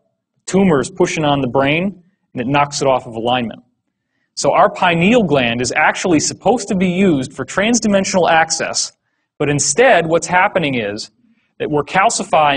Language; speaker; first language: English; native; English